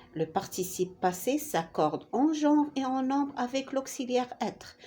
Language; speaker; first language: French; non-native, local second language; Arabic